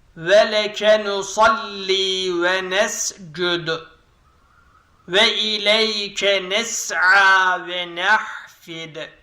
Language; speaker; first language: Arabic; non-native, fluent; Turkish